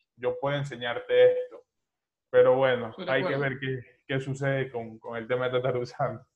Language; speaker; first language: Spanish; native; Spanish